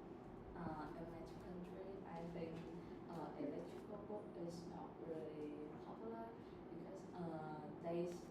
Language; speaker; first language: English; non-native, learner; Vietnamese